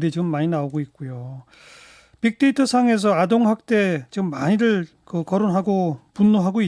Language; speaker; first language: Korean; native; Korean